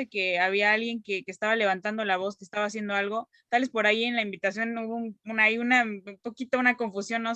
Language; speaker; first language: Spanish; native; Spanish